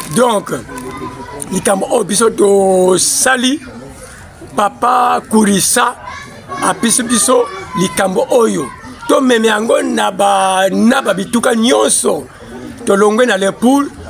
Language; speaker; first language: Lingala; native; Lingala